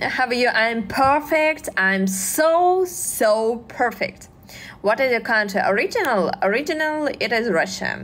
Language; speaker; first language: English; non-native, learner; Russian